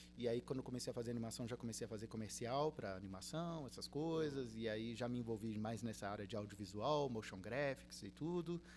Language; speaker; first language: Portuguese; early bilingual, other home language; Spanish